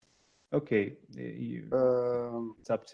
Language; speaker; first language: English; non-native, fluent; Russian